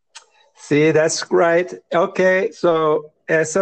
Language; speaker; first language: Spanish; non-native, learner; English